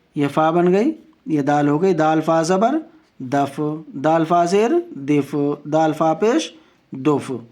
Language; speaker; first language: Urdu; native; Urdu